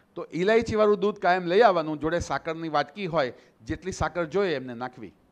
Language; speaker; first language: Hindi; non-native, local second language; Gujarati